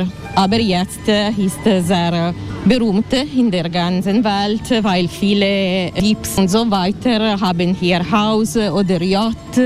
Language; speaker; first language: German; non-native, learner; Italian